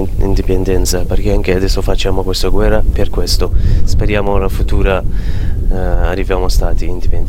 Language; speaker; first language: Italian; non-native, learner; Kurdish